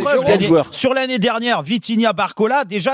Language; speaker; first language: French; native; French